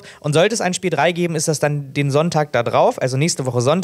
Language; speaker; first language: German; native; German